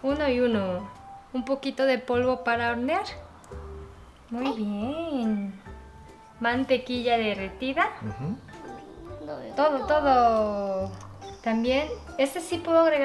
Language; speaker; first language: Spanish; non-native, fluent; Korean